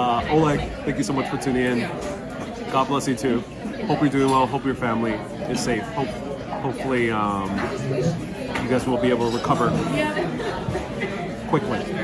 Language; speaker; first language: English; native; English